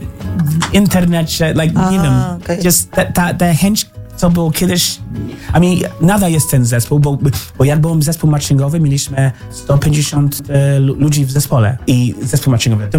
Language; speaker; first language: Polish; early bilingual, heritage; English